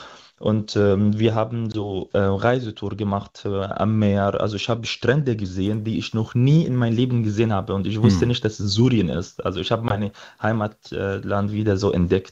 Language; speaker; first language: German; non-native, fluent; Arabic